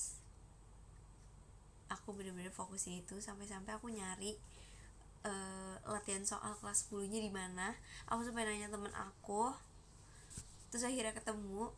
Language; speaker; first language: Indonesian; native; Indonesian